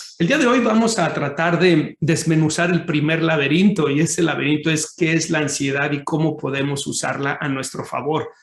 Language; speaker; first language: Spanish; native; Spanish